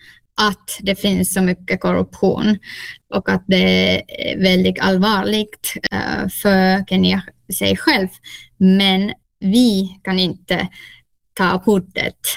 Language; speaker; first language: Swedish; non-native, local second language; Finnish